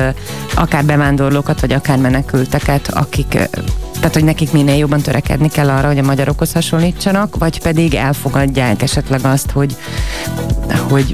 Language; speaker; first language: Hungarian; native; Hungarian